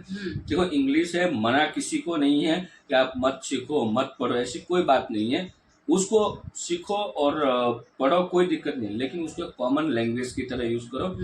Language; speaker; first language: Hindi; non-native, local second language; Gujarati